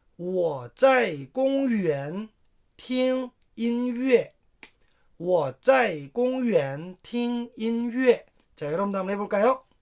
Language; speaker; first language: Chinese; non-native, fluent; Korean